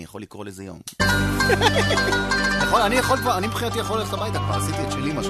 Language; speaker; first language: Hebrew; native; Hebrew